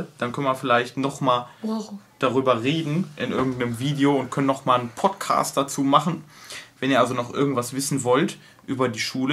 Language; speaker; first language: German; native; German